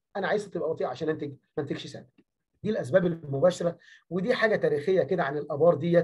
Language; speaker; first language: Arabic; native; Arabic